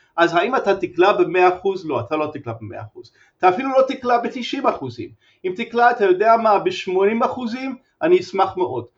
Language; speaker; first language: Hebrew; non-native, fluent; English